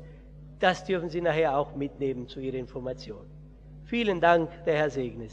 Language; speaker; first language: German; early bilingual, heritage; Portuguese